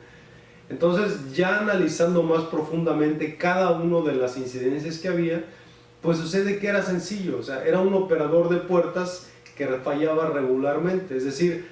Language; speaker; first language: Spanish; native; Spanish